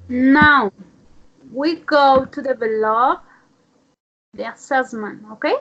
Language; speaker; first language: English; non-native, learner; Spanish